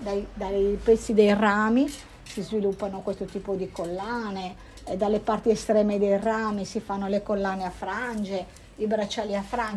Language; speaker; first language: Italian; native; Italian